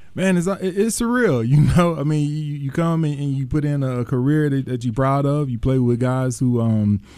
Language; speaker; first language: English; native; English